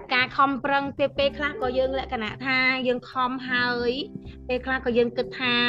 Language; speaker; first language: Khmer; native; Khmer